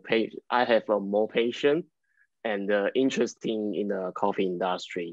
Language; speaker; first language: English; non-native, learner; Chinese